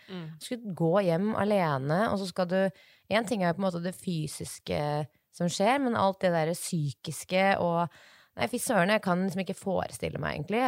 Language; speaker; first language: Norwegian; native; Norwegian